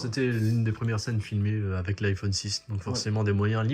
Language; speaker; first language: French; native; French